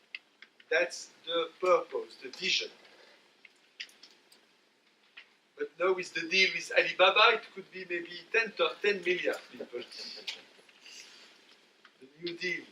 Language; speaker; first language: English; non-native, fluent; French